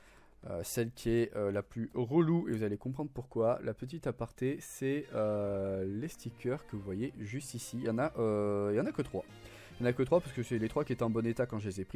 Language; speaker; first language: French; native; French